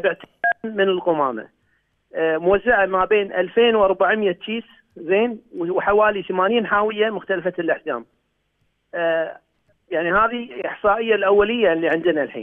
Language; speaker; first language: Arabic; native; Arabic